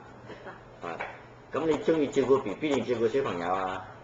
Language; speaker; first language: Cantonese; native; Cantonese